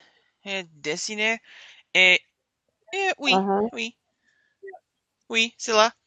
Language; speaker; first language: French; non-native, learner; English